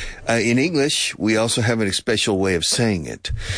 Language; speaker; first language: English; native; English